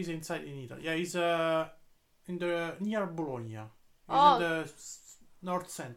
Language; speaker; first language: English; non-native, learner; Italian